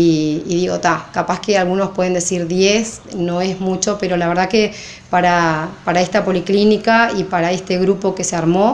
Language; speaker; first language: Spanish; native; Spanish